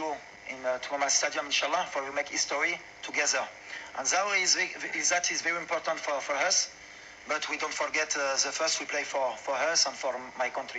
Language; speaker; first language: English; non-native, learner; French